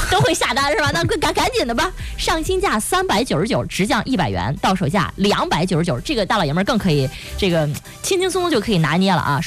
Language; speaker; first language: Chinese; native; Chinese